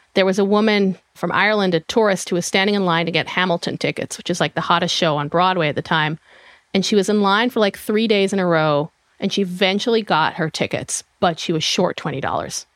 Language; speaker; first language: English; non-native, fluent; Hebrew